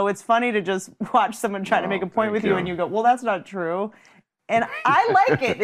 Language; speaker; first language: English; native; English